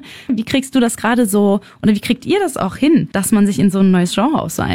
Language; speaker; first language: German; native; German